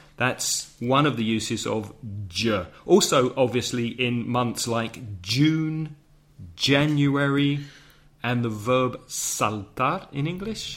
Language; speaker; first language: English; native; English